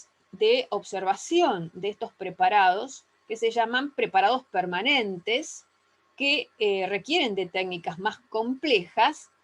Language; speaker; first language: Spanish; native; Spanish